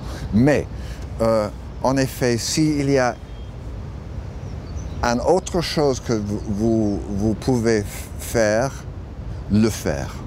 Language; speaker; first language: French; non-native, learner; English